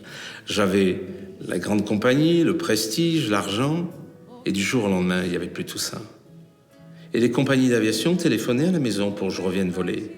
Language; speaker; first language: French; native; French